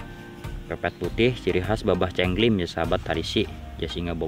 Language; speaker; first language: Indonesian; non-native, local second language; Sundanese